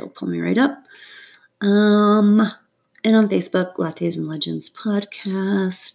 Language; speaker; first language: English; native; English